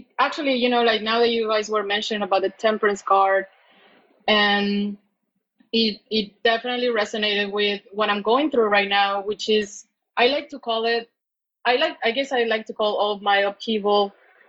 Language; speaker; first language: English; non-native, fluent; Spanish